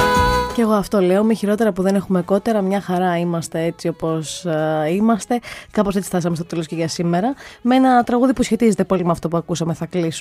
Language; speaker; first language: Greek; native; Greek